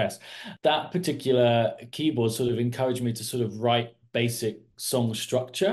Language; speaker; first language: English; native; English